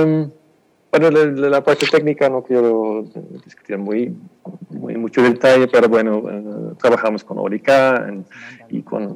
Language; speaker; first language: Spanish; non-native, fluent; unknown